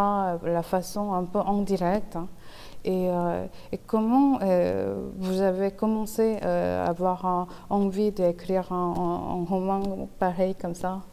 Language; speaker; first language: French; non-native, fluent; Korean